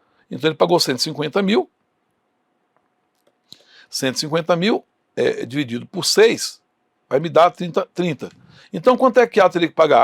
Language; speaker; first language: Portuguese; native; Portuguese